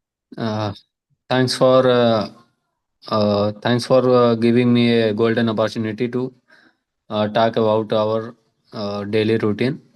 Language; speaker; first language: English; non-native, learner; Hindi